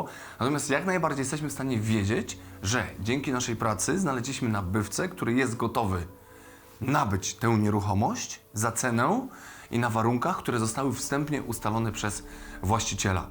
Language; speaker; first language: Polish; native; Polish